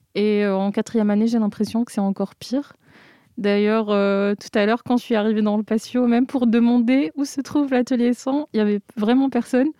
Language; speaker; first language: French; non-native, local second language; Arabic